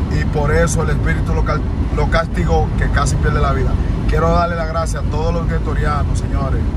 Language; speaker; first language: Spanish; native; Spanish